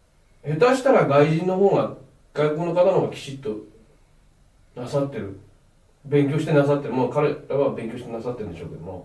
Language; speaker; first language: Japanese; native; Japanese